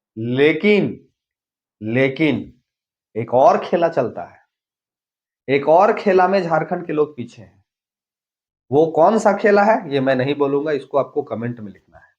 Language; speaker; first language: Hindi; native; Hindi